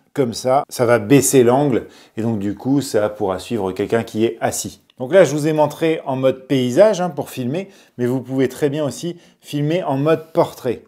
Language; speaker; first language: French; native; French